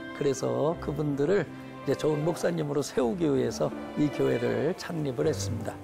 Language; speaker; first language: Korean; native; Korean